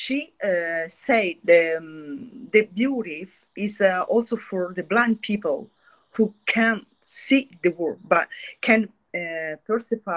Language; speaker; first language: English; non-native, learner; Italian